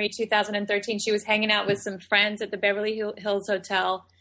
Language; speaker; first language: English; native; English